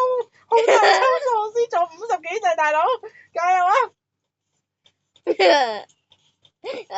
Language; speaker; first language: Chinese; native; Chinese